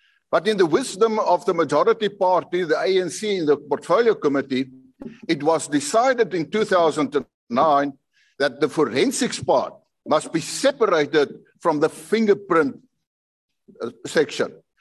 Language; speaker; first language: English; non-native, local second language; Afrikaans